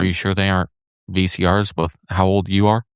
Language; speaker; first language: English; native; English